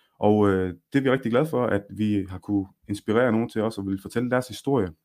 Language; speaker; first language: Danish; early bilingual, other home language; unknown